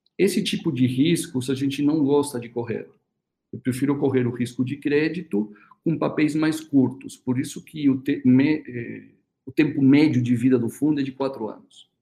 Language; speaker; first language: Portuguese; early bilingual, other home language; Spanish